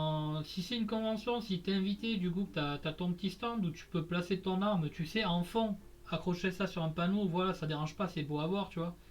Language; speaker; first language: French; native; French